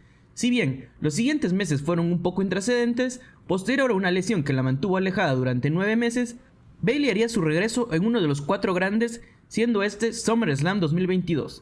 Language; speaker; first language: Spanish; native; Spanish